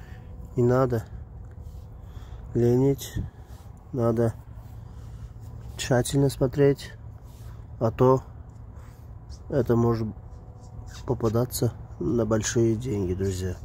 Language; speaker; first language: Russian; non-native, fluent; Uzbek